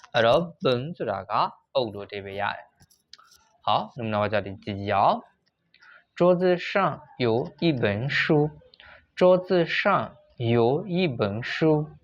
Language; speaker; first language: Chinese; non-native, fluent; Burmese